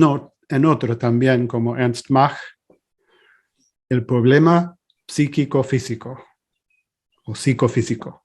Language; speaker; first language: Spanish; non-native, fluent; English